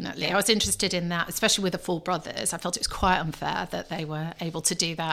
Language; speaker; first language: English; native; English